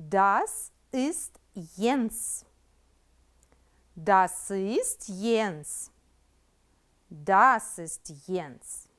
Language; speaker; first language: German; non-native, fluent; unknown